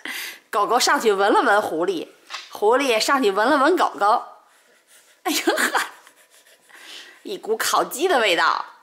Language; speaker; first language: Chinese; native; Chinese